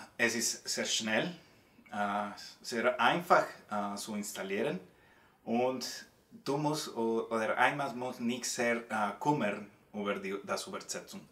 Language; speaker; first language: German; non-native, learner; Spanish